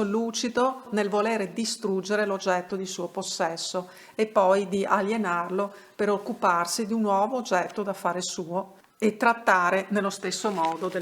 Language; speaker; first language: Italian; native; Italian